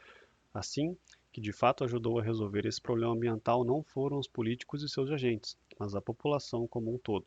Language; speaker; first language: Portuguese; native; Portuguese